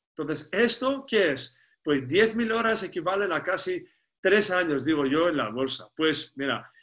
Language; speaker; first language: Spanish; non-native, fluent; Greek